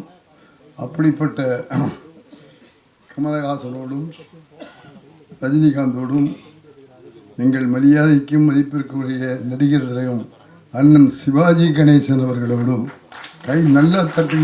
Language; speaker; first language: Tamil; native; Tamil